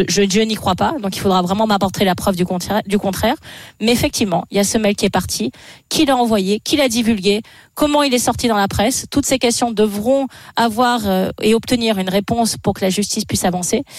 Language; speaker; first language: French; native; French